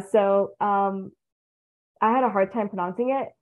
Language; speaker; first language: English; early bilingual, other home language; Tamil